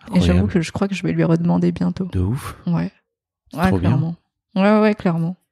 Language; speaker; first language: French; native; French